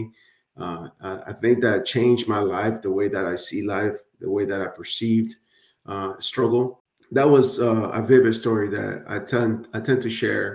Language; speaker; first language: English; early bilingual, other home language; Spanish